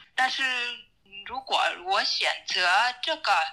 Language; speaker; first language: Chinese; non-native, learner; Vietnamese